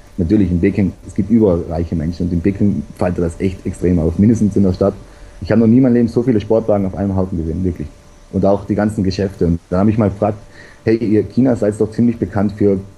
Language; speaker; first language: German; native; German